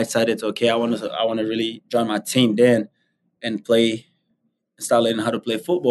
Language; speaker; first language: English; non-native, local second language; Igbo